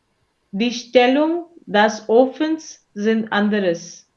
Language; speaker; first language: German; non-native, learner; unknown